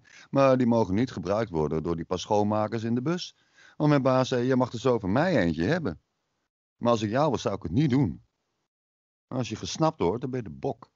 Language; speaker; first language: Dutch; native; Dutch